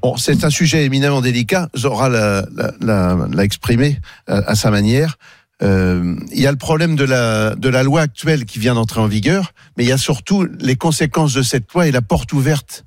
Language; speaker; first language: French; native; French